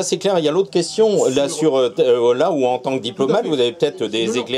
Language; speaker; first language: French; native; French